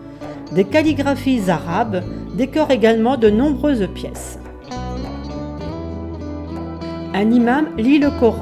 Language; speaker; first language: French; native; French